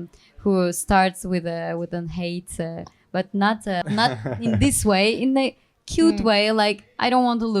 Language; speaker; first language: English; non-native, learner; Turkish